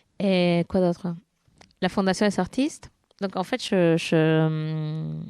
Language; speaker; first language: French; non-native, fluent; Spanish